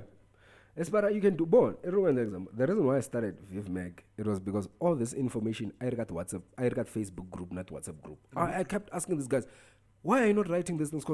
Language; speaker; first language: English; non-native, local second language; Tsonga